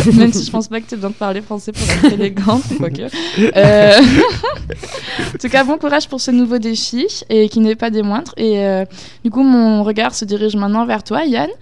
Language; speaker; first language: French; native; French